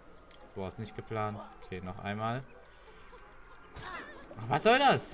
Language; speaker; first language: German; native; German